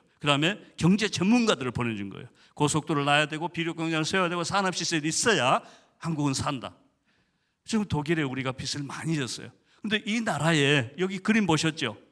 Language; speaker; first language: Korean; native; Korean